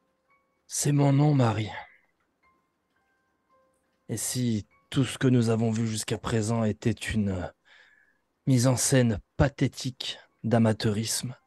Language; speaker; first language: French; native; French